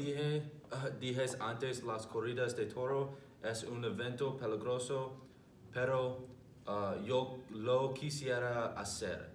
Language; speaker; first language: Spanish; non-native, learner; English